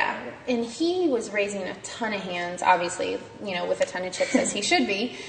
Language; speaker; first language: English; native; English